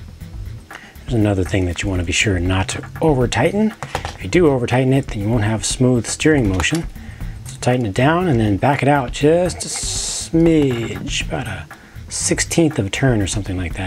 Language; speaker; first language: English; native; English